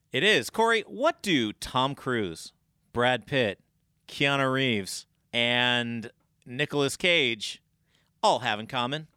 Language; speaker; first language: English; native; English